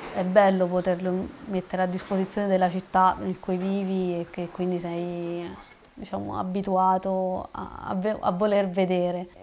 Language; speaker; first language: Italian; native; Italian